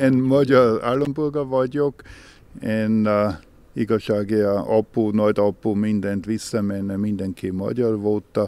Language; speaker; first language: Hungarian; non-native, learner; German